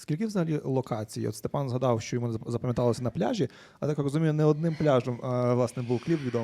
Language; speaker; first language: Ukrainian; native; Ukrainian